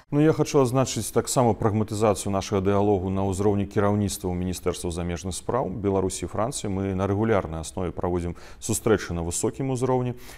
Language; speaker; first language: Belarusian; non-native, local second language; Russian